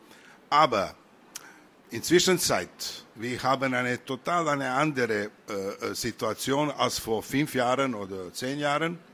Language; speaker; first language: German; non-native, learner; Serbian